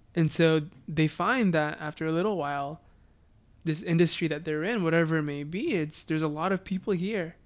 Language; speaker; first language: English; native; English